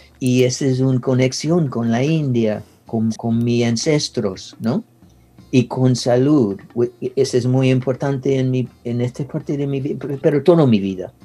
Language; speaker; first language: Spanish; non-native, learner; English